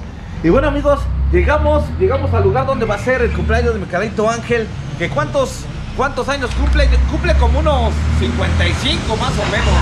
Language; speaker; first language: Spanish; native; Spanish